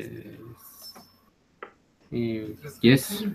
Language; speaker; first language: English; non-native, learner; Spanish